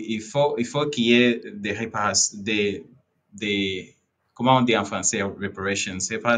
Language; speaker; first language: French; non-native, fluent; Kinyarwanda